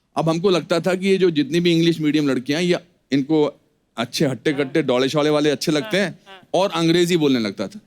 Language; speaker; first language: Hindi; native; Hindi